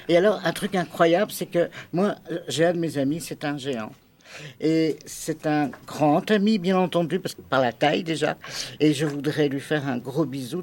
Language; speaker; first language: French; native; French